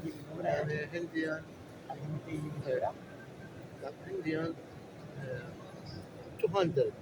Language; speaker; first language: Arabic; native; Arabic